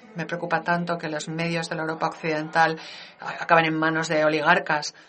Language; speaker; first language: Spanish; non-native, fluent; Danish